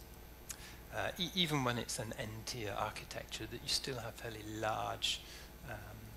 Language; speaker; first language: English; native; English